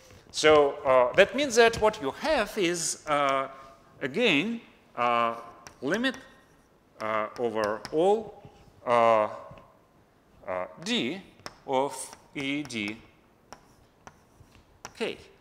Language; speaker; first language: English; non-native, fluent; Russian